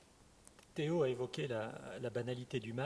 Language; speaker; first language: French; native; French